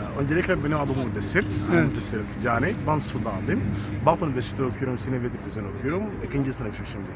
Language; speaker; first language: Turkish; non-native, learner; Arabic